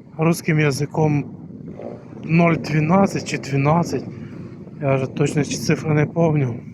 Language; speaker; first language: Ukrainian; non-native, local second language; Russian